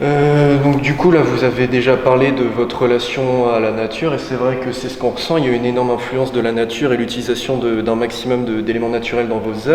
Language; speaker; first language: French; native; French